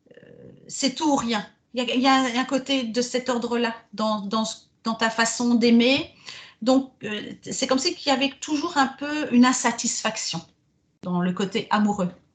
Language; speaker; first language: French; native; French